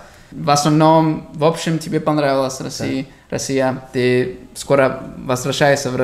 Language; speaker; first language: Russian; non-native, fluent; English